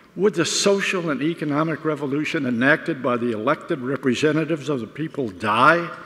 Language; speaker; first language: English; native; English